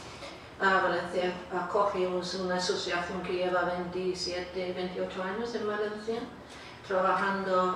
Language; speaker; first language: Spanish; non-native, fluent; English